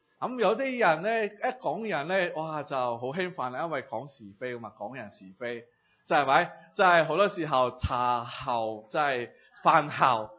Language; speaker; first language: Cantonese; native; Cantonese